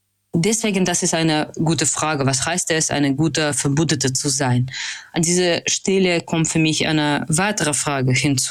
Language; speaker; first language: German; non-native, fluent; Russian